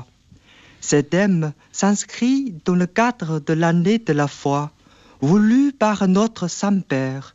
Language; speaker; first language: French; non-native, fluent; Chinese